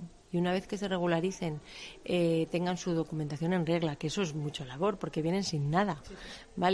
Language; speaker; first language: Spanish; native; Spanish